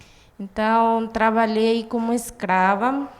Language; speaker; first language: Portuguese; non-native, fluent; Guarani